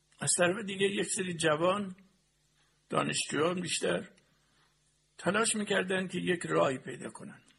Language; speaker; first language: Persian; native; Persian